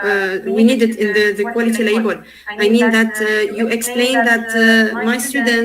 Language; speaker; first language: English; non-native, learner; Arabic